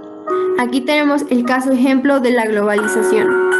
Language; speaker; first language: Spanish; native; Spanish